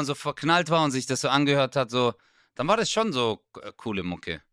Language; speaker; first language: German; native; German